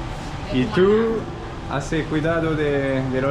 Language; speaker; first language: Spanish; non-native, learner; French